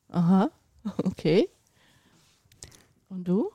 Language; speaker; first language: German; native; German